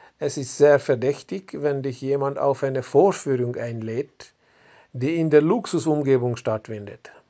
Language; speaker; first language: German; non-native, fluent; Hungarian